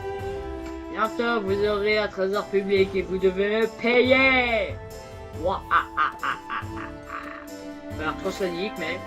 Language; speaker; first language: French; native; French